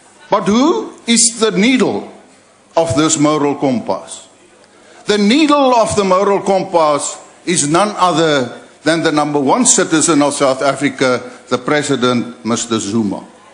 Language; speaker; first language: English; non-native, local second language; Afrikaans